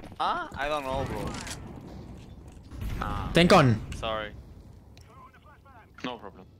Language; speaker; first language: English; non-native, learner; Portuguese